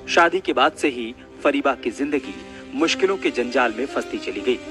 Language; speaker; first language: Hindi; native; Hindi